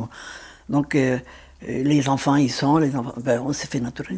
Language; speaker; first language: French; non-native, fluent; Spanish